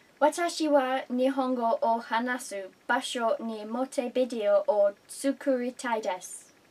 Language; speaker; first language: Japanese; non-native, learner; English